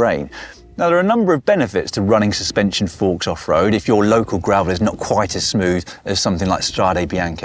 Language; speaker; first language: English; native; English